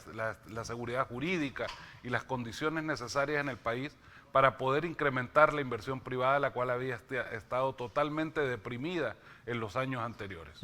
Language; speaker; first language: Spanish; native; Spanish